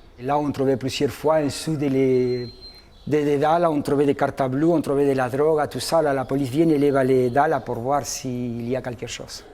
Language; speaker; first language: French; non-native, fluent; Spanish